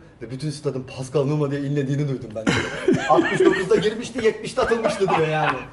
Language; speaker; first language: Turkish; native; Turkish